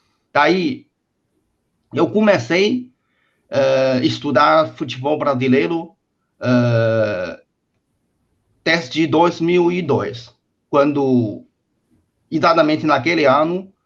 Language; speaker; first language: Portuguese; non-native, fluent; Chinese